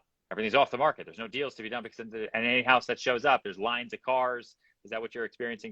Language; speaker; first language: English; native; English